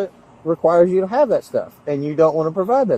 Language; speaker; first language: English; native; English